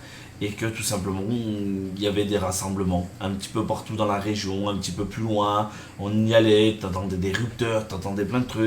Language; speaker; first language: French; native; French